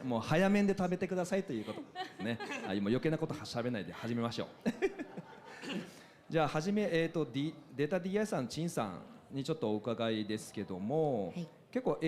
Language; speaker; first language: Japanese; native; Japanese